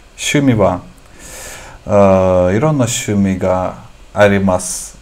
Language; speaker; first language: Japanese; non-native, learner; Russian